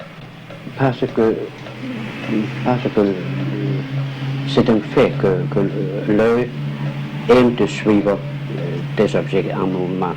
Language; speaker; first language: French; non-native, fluent; Danish